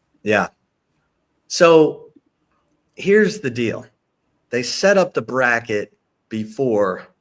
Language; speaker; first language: English; native; English